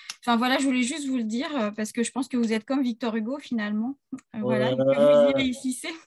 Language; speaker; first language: French; native; French